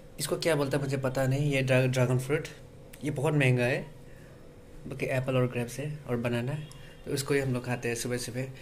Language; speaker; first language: Hindi; non-native, local second language; Assamese